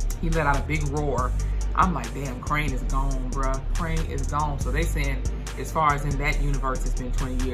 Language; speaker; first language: English; native; English